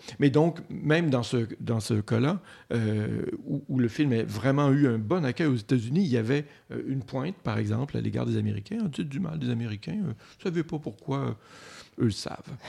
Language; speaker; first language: French; native; French